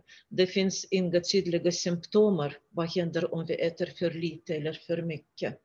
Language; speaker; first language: Swedish; non-native, fluent; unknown